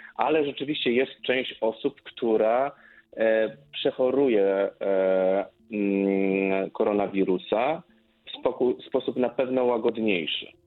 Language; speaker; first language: Polish; native; Polish